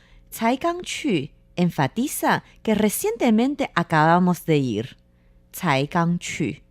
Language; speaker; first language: Spanish; non-native, fluent; Chinese